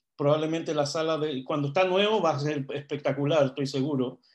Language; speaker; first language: Spanish; non-native, fluent; Hebrew